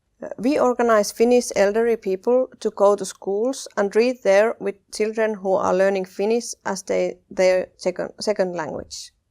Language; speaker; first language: English; non-native, fluent; Finnish